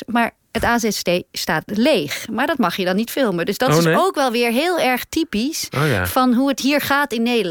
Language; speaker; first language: Dutch; native; Dutch